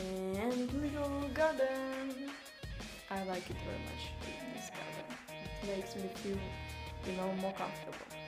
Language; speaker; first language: English; non-native, learner; Russian